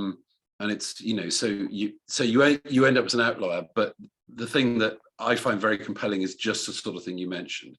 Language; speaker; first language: English; native; English